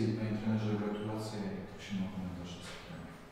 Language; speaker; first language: Polish; native; Polish